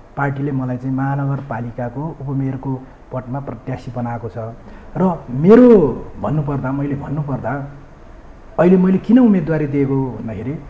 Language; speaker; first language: Nepali; non-native, local second language; Newari